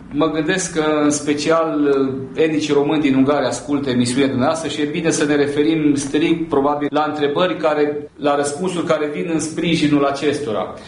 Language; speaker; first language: Romanian; native; Romanian